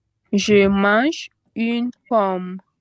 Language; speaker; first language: French; non-native, learner; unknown